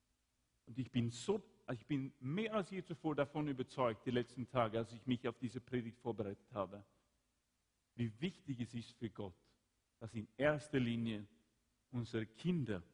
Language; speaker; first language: German; non-native, fluent; Swedish